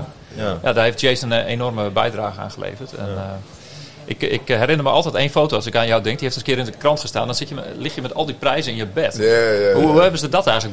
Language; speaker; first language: Dutch; native; Dutch